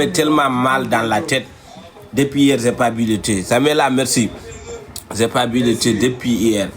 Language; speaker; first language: French; non-native, local second language; Wolof